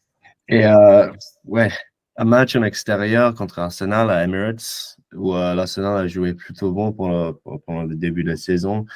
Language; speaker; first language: French; non-native, fluent; English